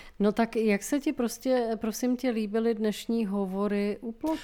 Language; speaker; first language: Czech; native; Czech